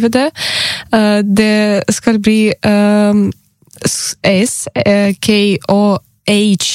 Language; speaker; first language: Norwegian; non-native, learner; Ukrainian